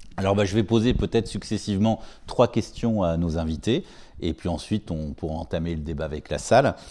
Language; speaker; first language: French; native; French